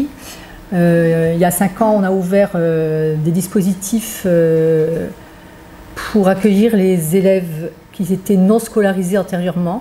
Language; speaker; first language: French; native; French